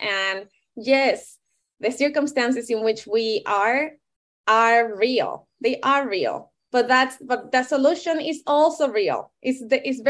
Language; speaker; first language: English; non-native, fluent; Spanish